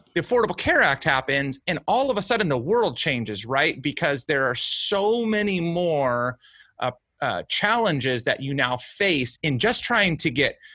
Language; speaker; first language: English; native; English